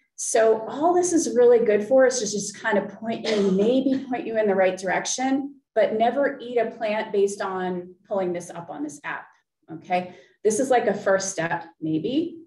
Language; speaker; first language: English; native; English